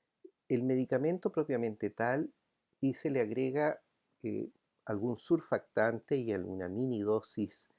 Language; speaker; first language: Spanish; native; Spanish